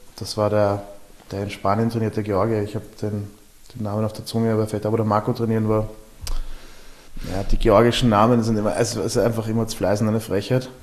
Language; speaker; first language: German; native; German